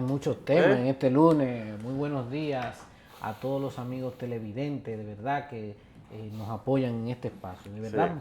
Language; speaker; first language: Spanish; native; Spanish